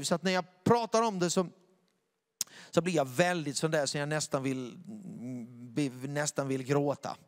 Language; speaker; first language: Swedish; native; Swedish